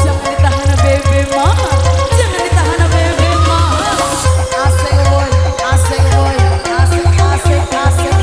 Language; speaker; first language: Indonesian; native; Indonesian